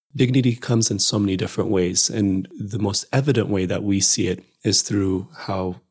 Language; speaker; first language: English; non-native, fluent; Amharic